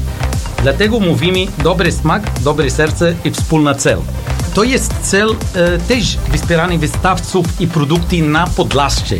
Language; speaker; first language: Polish; non-native, learner; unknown